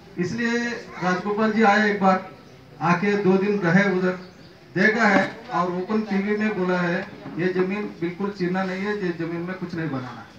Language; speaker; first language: Hindi; non-native, local second language; Telugu